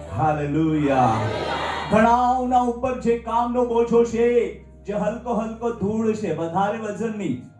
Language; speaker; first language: Gujarati; non-native, local second language; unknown